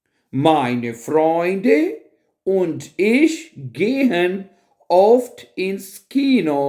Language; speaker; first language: German; non-native, fluent; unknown